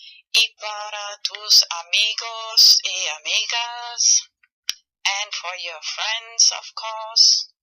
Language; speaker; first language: Spanish; non-native, fluent; German